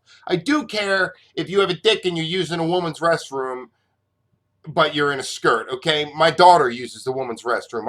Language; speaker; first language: English; native; English